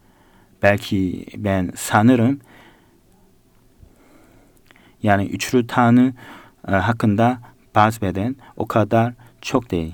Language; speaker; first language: Turkish; non-native, fluent; Korean